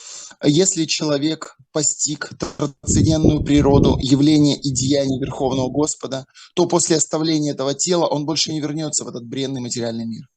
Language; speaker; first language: Russian; native; Russian